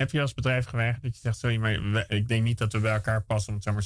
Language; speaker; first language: Dutch; native; Dutch